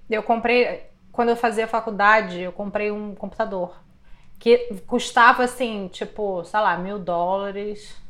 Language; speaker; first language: Portuguese; native; Portuguese